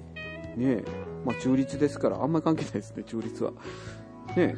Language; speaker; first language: Japanese; native; Japanese